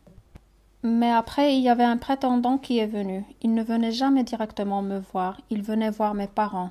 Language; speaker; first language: French; non-native, local second language; Arabic